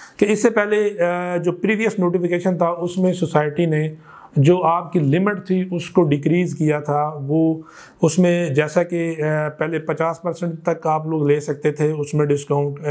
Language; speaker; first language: Urdu; non-native, local second language; Punjabi